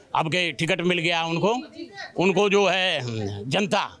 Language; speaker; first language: Hindi; native; Hindi